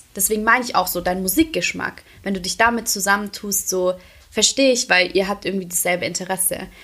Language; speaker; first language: German; native; German